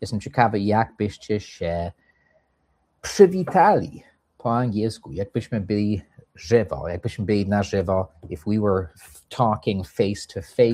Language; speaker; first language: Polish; early bilingual, heritage; English